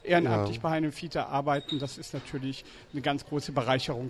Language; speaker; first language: German; native; German